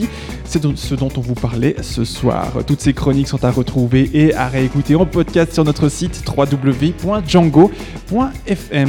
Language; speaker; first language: French; native; French